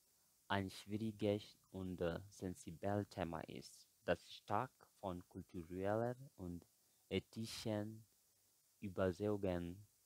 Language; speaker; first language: German; non-native, fluent; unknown